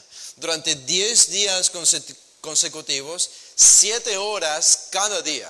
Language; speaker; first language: Spanish; native; Spanish